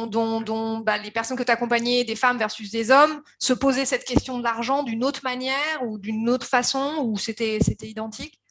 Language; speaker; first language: French; native; French